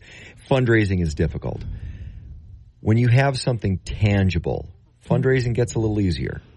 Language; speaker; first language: English; native; English